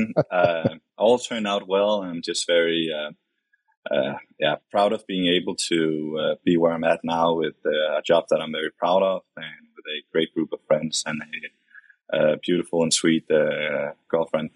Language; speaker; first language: English; non-native, fluent; Danish